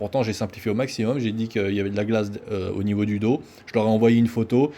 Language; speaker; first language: French; native; French